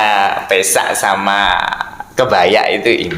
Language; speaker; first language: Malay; non-native, local second language; Madurese